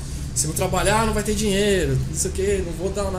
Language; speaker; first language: Portuguese; native; Portuguese